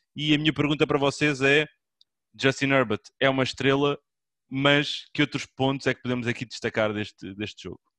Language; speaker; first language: Portuguese; native; Portuguese